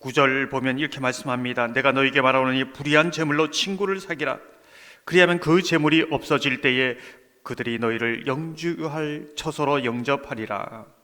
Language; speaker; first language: Korean; native; Korean